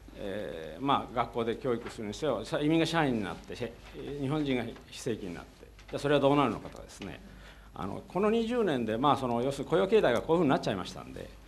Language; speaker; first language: Japanese; native; Japanese